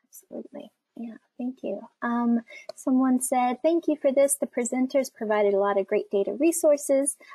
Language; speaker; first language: English; native; English